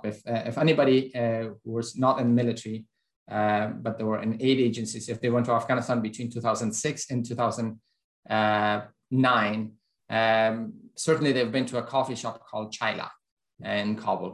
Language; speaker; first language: English; non-native, fluent; Persian